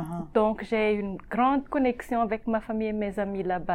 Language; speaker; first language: French; non-native, local second language; Malagasy